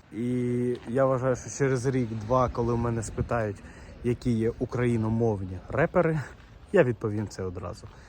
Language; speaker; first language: Ukrainian; non-native, local second language; Russian